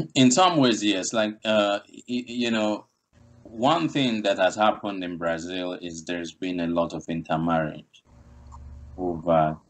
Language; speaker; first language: English; non-native, local second language; Igbo